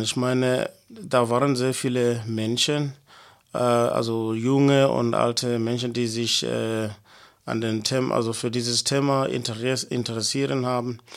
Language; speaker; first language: German; non-native, fluent; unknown